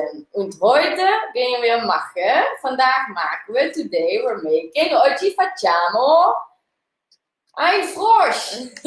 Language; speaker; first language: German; non-native, learner; Dutch